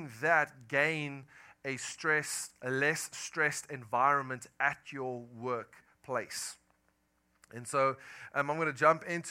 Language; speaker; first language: English; non-native, local second language; Afrikaans